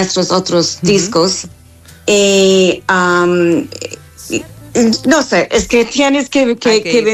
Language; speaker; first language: Spanish; non-native, fluent; English